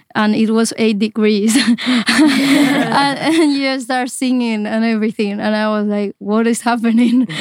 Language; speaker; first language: English; non-native, fluent; Spanish